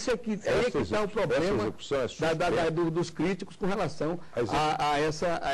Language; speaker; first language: Portuguese; native; Portuguese